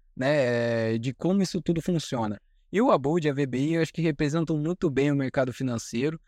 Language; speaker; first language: Portuguese; native; Portuguese